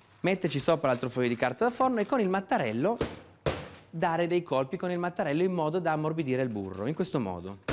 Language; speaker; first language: Italian; native; Italian